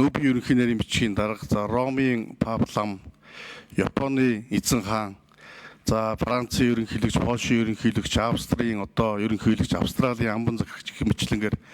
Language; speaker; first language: Mongolian; native; Mongolian